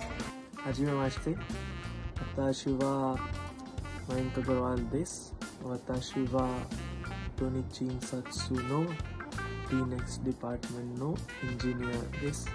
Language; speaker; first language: Japanese; non-native, learner; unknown